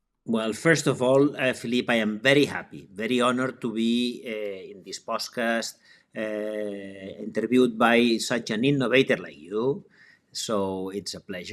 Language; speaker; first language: English; non-native, fluent; Spanish